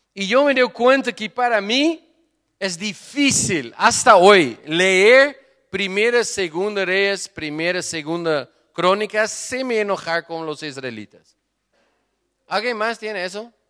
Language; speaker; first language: Spanish; non-native, fluent; Portuguese